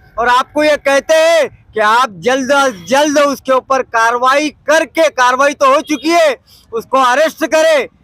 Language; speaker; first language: Hindi; non-native, local second language; Urdu